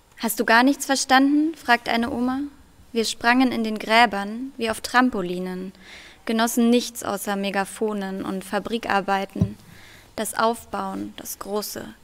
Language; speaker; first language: German; early bilingual, other home language; Russian